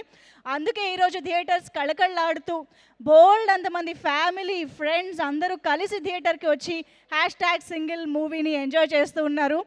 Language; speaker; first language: Telugu; native; Telugu